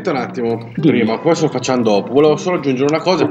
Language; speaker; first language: Italian; native; Italian